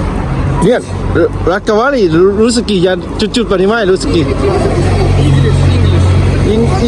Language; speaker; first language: Russian; non-native, learner; Lao